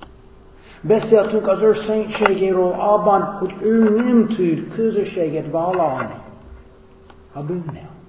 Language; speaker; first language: Hungarian; non-native, fluent; English